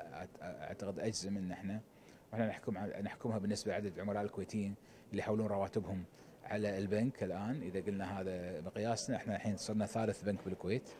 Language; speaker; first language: Arabic; native; Arabic